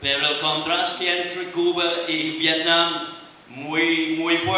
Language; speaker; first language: Spanish; non-native, fluent; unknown